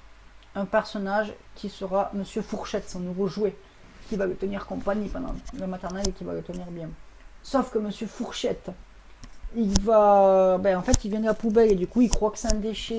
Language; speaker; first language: French; native; French